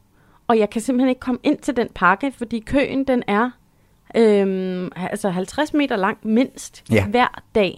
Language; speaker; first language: Danish; native; Danish